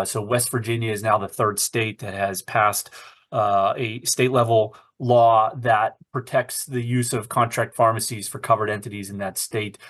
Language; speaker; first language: English; native; English